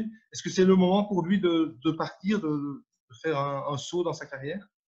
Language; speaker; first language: French; native; French